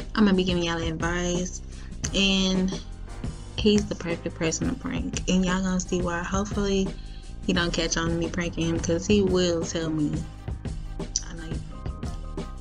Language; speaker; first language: English; native; English